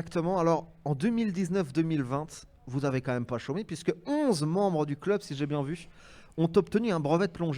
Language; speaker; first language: French; native; French